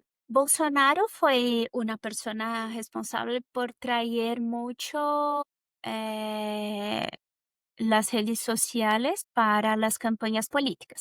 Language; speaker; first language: Spanish; non-native, fluent; Portuguese